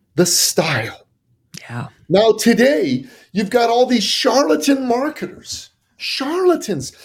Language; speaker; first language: English; early bilingual, other home language; Persian